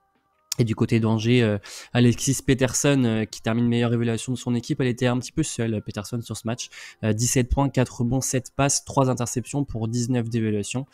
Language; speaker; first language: French; native; French